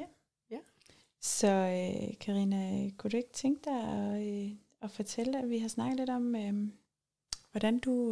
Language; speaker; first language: Danish; native; Danish